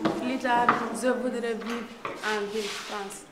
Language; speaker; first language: French; non-native, local second language; Fula